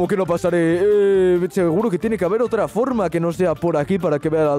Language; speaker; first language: Spanish; native; Spanish